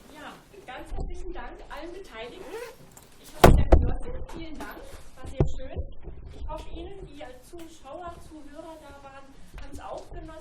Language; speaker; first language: German; native; German